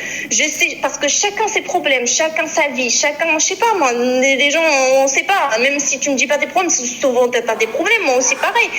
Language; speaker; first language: French; native; French